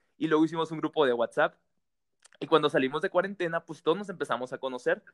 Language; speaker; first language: Spanish; native; Spanish